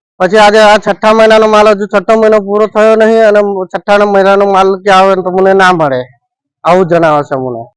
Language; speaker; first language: Gujarati; native; Gujarati